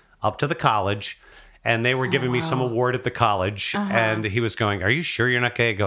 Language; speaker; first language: English; native; English